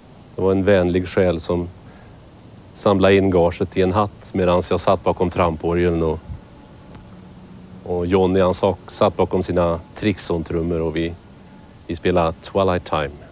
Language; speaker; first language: Swedish; native; Swedish